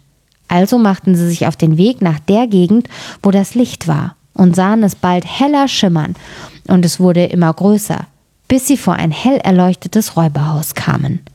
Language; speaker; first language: German; native; German